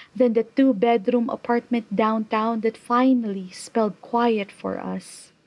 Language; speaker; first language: English; non-native, local second language; Chavacano